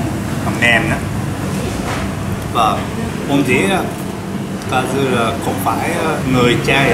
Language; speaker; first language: Vietnamese; non-native, learner; Japanese